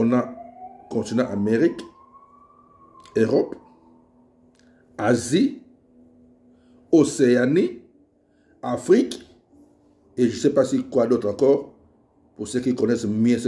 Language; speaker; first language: French; non-native, local second language; Lingala